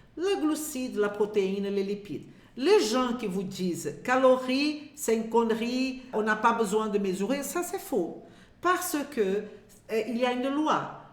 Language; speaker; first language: French; non-native, fluent; Portuguese